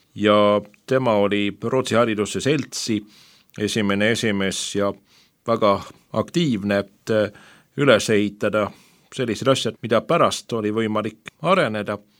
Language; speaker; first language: Estonian; non-native, fluent; Swedish